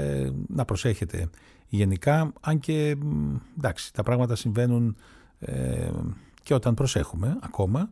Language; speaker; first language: Greek; native; Greek